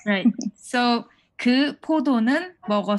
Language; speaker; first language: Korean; non-native, fluent; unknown